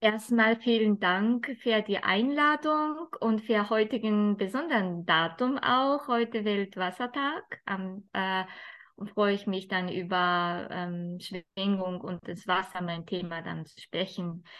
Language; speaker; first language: German; non-native, fluent; Japanese